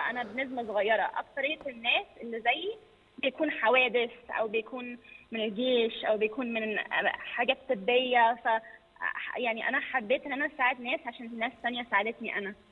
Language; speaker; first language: Arabic; early bilingual, heritage; Arabic